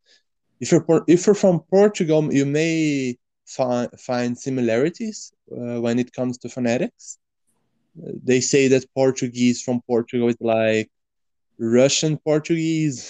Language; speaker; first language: English; non-native, fluent; Portuguese